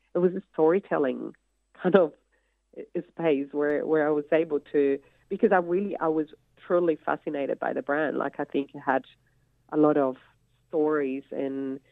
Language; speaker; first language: English; non-native, fluent; Spanish